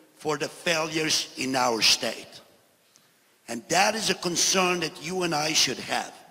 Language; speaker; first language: English; non-native, fluent; Albanian